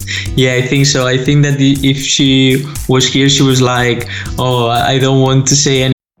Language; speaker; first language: English; non-native, fluent; Spanish